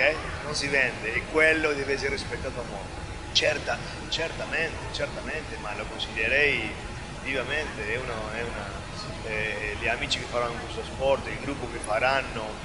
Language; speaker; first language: Italian; non-native, fluent; Spanish